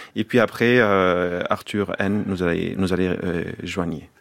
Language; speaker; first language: French; non-native, fluent; Arabic